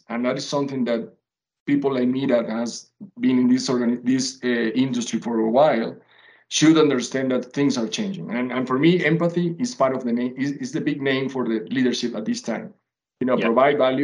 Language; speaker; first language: English; non-native, fluent; Spanish